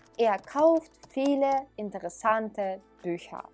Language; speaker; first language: German; non-native, fluent; Ukrainian